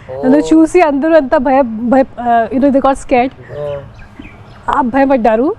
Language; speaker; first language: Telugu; non-native, fluent; Hindi